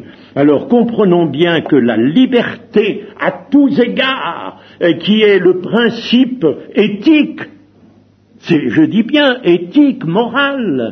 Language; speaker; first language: French; native; French